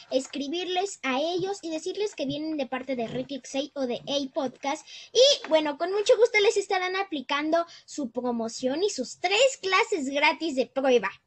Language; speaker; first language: Spanish; native; Spanish